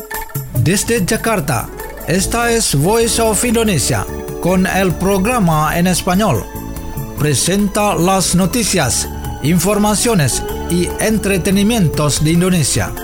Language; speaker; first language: Spanish; non-native, fluent; Indonesian